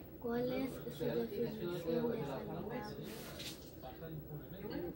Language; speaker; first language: Spanish; early bilingual, heritage; Spanish